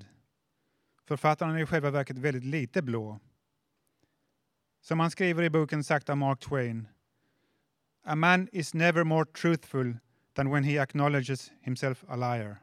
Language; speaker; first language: Swedish; native; Swedish